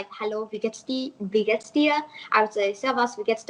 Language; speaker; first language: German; non-native, learner; English